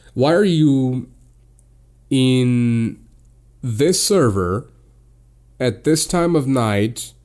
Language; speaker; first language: English; non-native, fluent; Portuguese